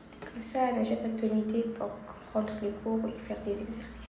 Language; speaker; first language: French; non-native, fluent; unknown